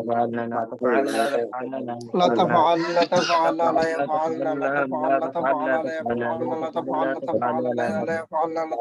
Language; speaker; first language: Arabic; non-native, learner; Bangla